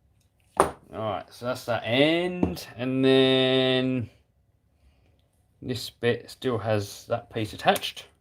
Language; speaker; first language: English; native; English